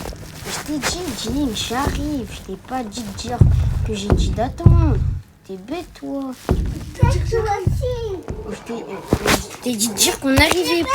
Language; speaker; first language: French; native; French